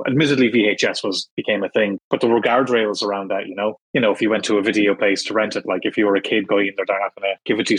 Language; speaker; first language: English; native; English